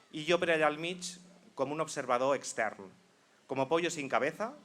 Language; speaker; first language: Spanish; non-native, local second language; Catalan